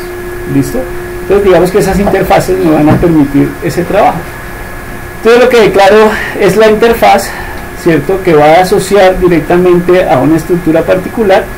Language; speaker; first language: Spanish; native; Spanish